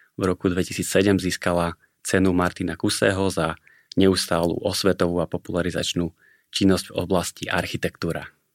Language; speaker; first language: Slovak; native; Slovak